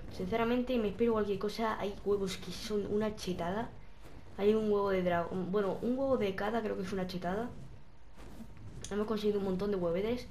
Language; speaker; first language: Spanish; native; Spanish